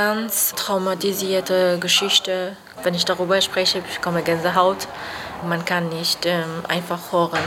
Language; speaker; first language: German; non-native, fluent; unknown